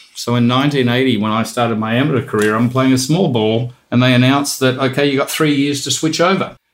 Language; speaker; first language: English; native; English